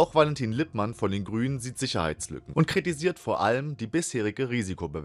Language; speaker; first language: German; native; German